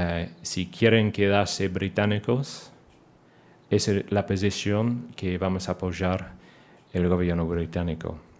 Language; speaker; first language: Spanish; non-native, fluent; English